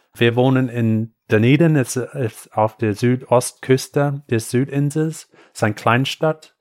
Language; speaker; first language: German; non-native, fluent; English